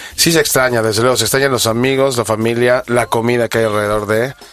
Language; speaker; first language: Spanish; native; Spanish